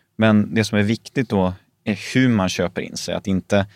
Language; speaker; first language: Swedish; native; Swedish